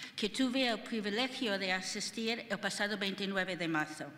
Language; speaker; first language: Spanish; non-native, fluent; English